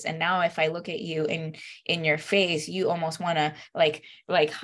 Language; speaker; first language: English; early bilingual, other home language; Spanish